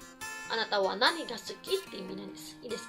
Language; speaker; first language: Japanese; non-native, fluent; Filipino